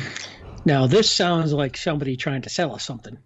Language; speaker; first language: English; native; English